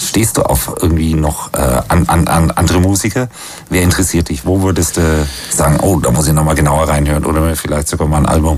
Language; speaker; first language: German; native; German